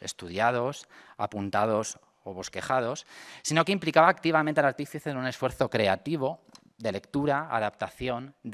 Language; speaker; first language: Spanish; native; Spanish